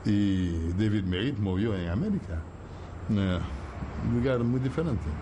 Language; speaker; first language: Spanish; non-native, fluent; Haitian Creole